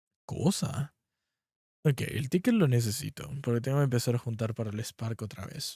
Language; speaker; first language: Spanish; native; Spanish